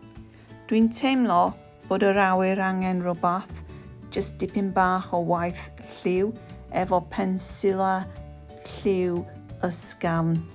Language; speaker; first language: Welsh; non-native, fluent; English